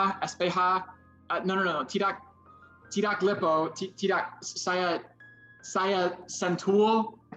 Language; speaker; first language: Indonesian; non-native, learner; English